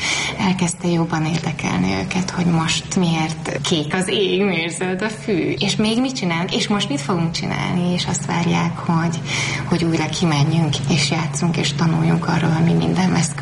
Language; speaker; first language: Hungarian; native; Hungarian